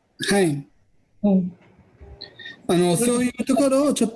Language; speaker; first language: Japanese; non-native, fluent; Italian